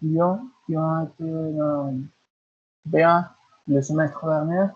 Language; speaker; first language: French; non-native, learner; Spanish